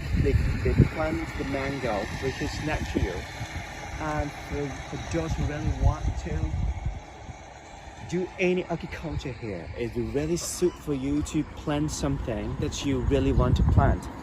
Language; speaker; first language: English; non-native, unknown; Thai